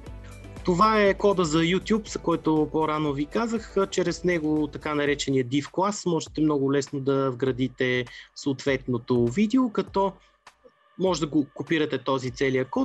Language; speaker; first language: Bulgarian; native; Bulgarian